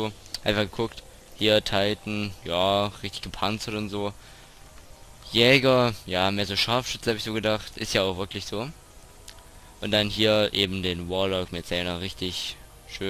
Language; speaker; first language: German; native; German